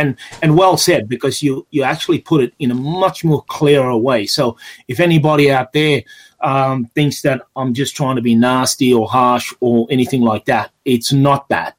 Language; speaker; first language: English; native; English